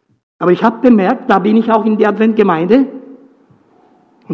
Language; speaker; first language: German; non-native, fluent; Romanian